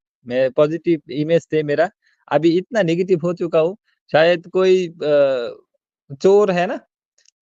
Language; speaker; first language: Hindi; non-native, learner; Bangla